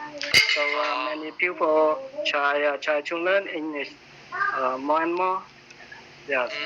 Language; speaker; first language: English; non-native, learner; Vietnamese